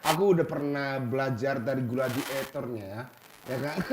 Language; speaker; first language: Indonesian; non-native, fluent; Japanese